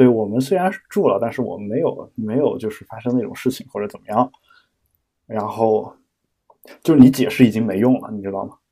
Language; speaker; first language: Chinese; native; Chinese